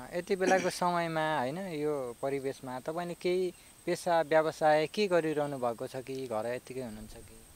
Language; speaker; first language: Nepali; native; Nepali